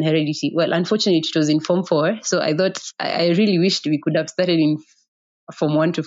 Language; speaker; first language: English; non-native, local second language; Kikuyu